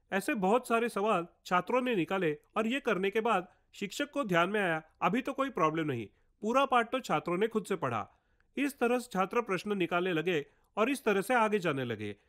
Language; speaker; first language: Hindi; non-native, local second language; Marathi